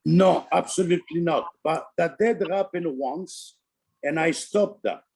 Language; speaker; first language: English; non-native, learner; Italian